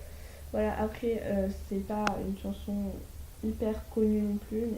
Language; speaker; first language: French; native; French